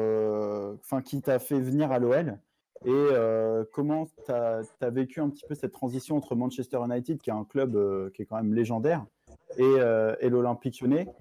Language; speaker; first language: French; native; French